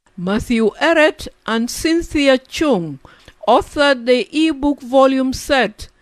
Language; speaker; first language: English; native; English